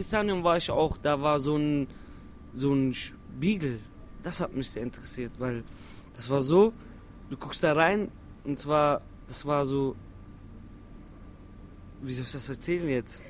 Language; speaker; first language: German; non-native, local second language; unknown